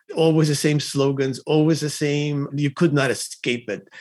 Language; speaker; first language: English; early bilingual, other home language; Spanish